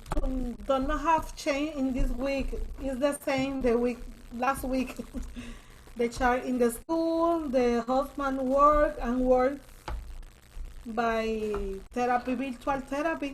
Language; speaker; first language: English; non-native, learner; Spanish